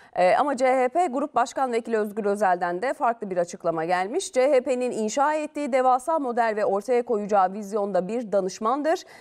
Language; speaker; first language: Turkish; native; Turkish